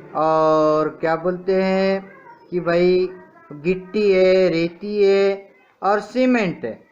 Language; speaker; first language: Hindi; non-native, local second language; Marathi